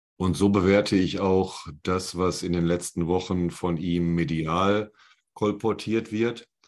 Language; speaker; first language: German; native; German